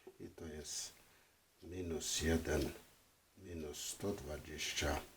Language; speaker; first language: Polish; non-native, fluent; French